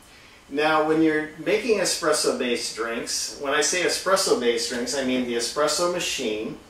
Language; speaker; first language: English; native; English